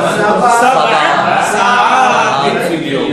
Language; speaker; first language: Arabic; non-native, fluent; Tamil